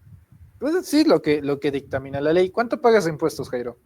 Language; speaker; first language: Spanish; native; Spanish